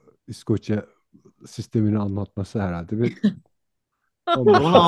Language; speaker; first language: Turkish; native; Turkish